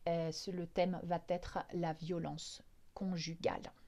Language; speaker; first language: French; native; French